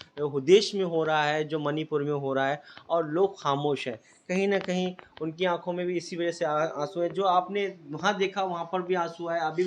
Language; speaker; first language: Hindi; native; Hindi